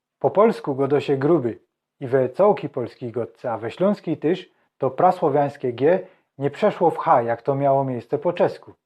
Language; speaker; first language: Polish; native; Polish